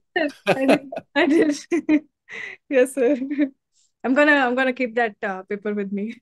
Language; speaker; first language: English; non-native, local second language; Hindi